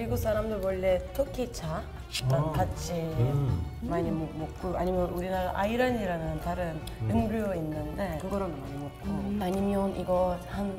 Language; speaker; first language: Korean; non-native, fluent; Turkish